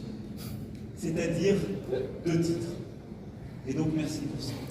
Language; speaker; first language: French; native; French